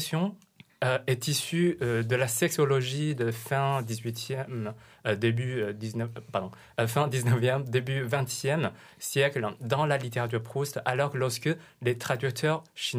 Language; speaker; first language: French; non-native, fluent; Chinese